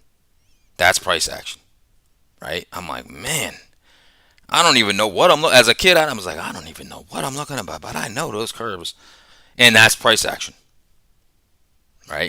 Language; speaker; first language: English; native; English